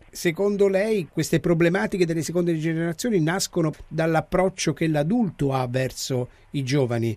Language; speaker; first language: Italian; native; Italian